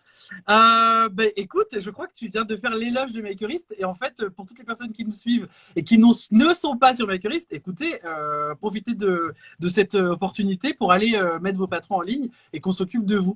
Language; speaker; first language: French; native; French